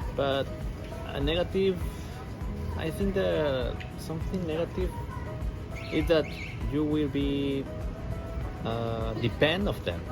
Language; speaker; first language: English; non-native, learner; Spanish